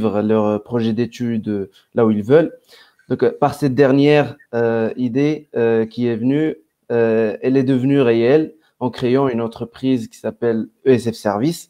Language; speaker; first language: French; non-native, local second language; Arabic